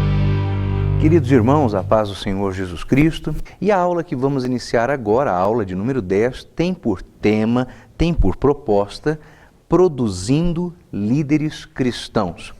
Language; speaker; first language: Portuguese; native; Portuguese